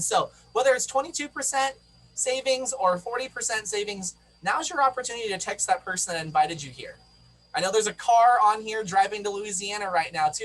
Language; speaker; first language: English; native; English